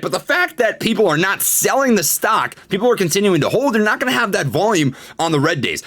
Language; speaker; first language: English; native; English